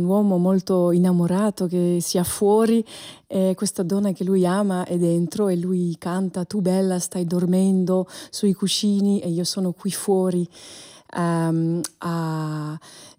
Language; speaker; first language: Italian; non-native, fluent; Albanian